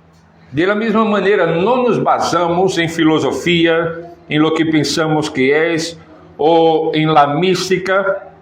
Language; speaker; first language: Spanish; non-native, fluent; Portuguese